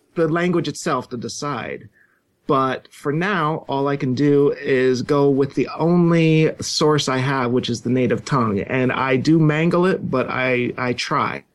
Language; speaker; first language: English; native; English